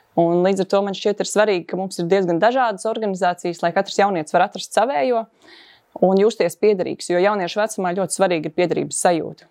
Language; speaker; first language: Latvian; native; Latvian